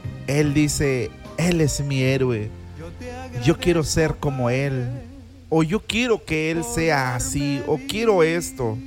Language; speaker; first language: Spanish; native; Spanish